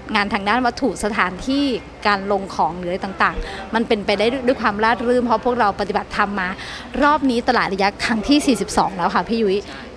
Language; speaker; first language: Thai; native; Thai